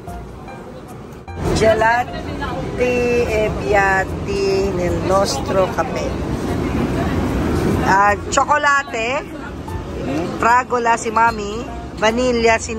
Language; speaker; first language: Italian; non-native, learner; Filipino